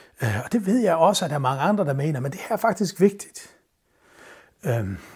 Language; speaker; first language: Danish; non-native, local second language; Faroese